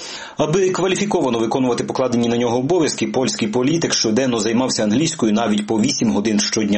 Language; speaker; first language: Ukrainian; native; Ukrainian